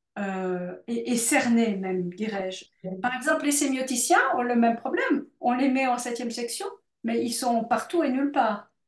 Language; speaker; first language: French; native; French